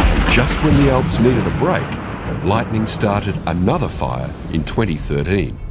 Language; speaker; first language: English; native; English